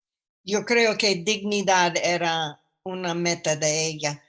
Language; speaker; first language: Spanish; non-native, fluent; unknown